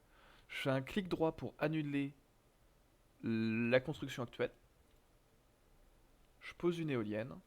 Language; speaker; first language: French; native; French